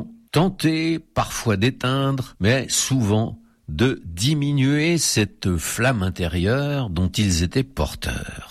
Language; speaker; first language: French; native; French